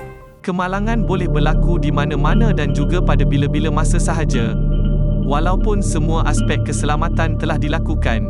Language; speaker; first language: Malay; native; Malay